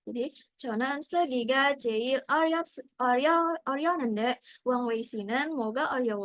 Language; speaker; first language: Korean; non-native, learner; Indonesian